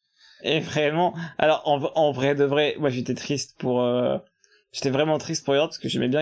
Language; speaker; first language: French; native; French